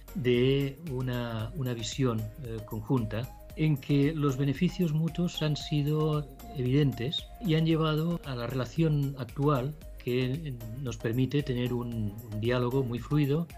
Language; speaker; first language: Spanish; native; Spanish